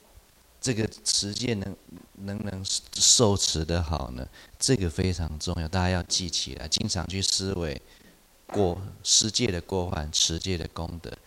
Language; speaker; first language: Chinese; native; Chinese